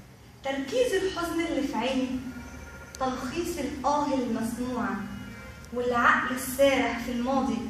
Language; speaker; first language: Arabic; native; Arabic